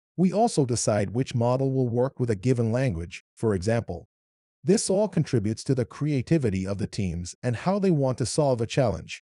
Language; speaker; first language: English; non-native, fluent; Arabic